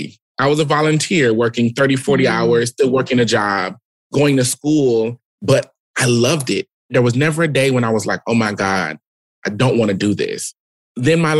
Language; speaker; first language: English; native; English